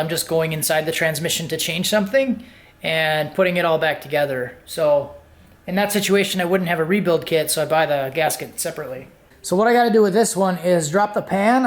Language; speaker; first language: English; native; English